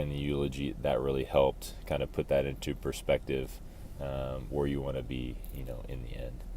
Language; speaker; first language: English; native; English